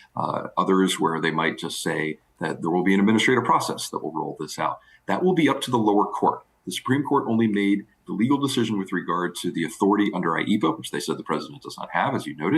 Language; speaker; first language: English; native; English